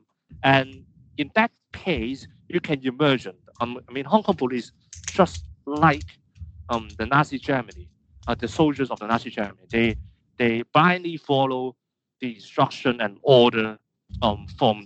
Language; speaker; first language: English; non-native, local second language; Cantonese